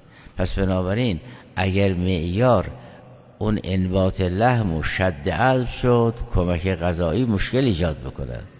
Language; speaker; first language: Persian; native; Persian